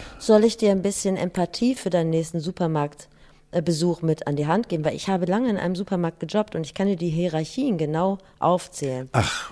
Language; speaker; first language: German; native; German